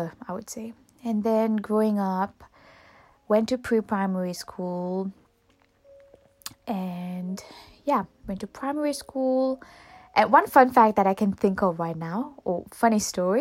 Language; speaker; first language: English; non-native, fluent; Morisyen